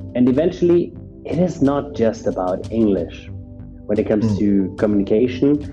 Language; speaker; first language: English; non-native, fluent; German